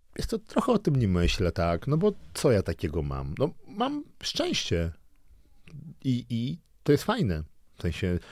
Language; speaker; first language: Polish; early bilingual, other home language; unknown